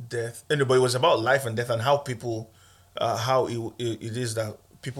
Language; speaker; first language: English; non-native, local second language; Igbo